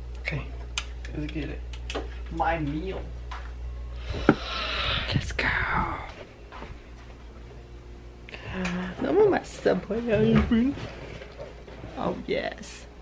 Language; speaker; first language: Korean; non-native, learner; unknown